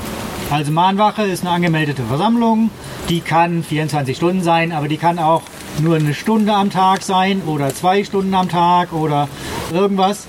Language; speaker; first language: German; native; German